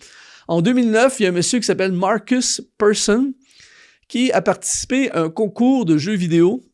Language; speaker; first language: French; native; French